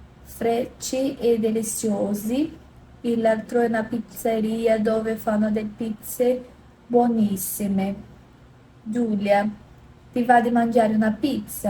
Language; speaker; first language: Italian; non-native, learner; Portuguese